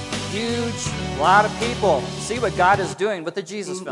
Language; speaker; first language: English; native; English